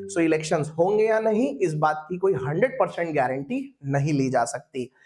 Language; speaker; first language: Hindi; non-native, local second language; Marathi